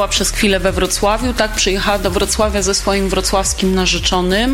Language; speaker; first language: Polish; native; Polish